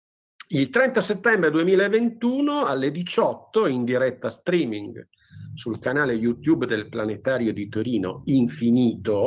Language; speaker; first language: Italian; native; Italian